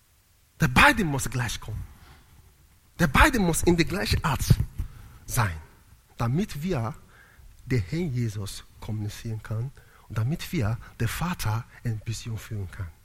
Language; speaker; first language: German; non-native, learner; Italian